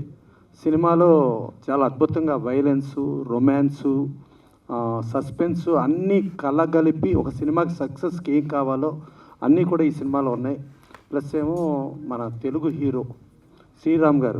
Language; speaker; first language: Telugu; native; Telugu